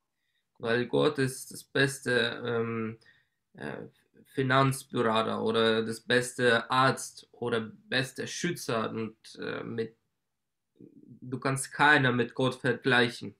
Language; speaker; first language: German; non-native, learner; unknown